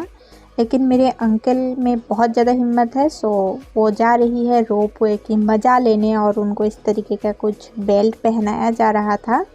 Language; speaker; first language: Hindi; non-native, local second language; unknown